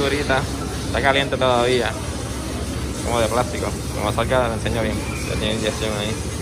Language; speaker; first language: Spanish; early bilingual, heritage; Spanish